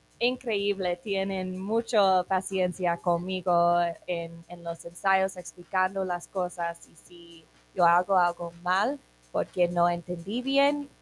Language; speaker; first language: Spanish; non-native, learner; English